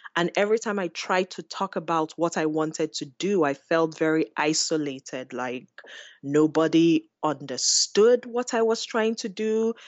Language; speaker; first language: English; non-native, local second language; Igbo